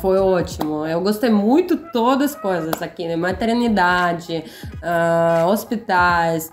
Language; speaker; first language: Portuguese; non-native, learner; Russian